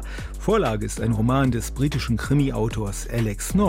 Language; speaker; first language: German; native; German